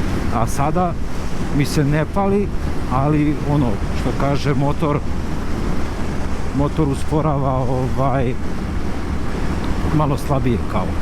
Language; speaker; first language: Serbian; native; Serbian